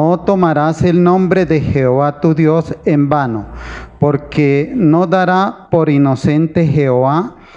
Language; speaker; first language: Spanish; native; Spanish